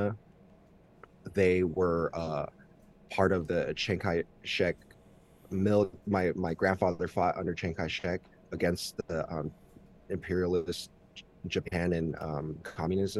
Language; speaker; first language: English; early bilingual, other home language; Chinese